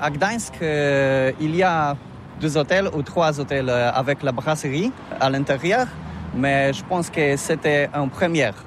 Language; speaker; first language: French; non-native, learner; Polish